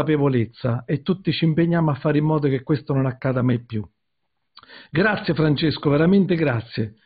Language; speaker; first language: Italian; native; Italian